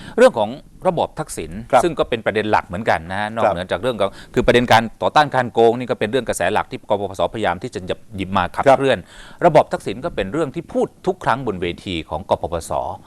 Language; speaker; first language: Thai; native; Thai